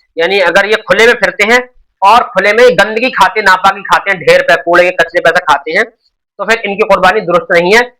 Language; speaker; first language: Urdu; native; Urdu